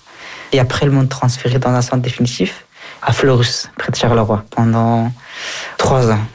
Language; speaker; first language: French; early bilingual, other home language; Persian